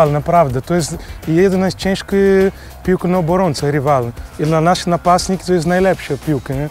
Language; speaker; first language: Polish; non-native, learner; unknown